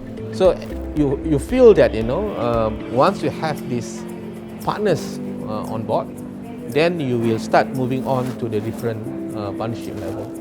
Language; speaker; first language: English; non-native, local second language; Malay